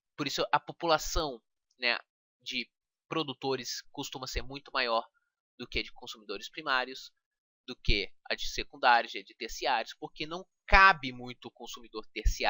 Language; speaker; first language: Portuguese; native; Portuguese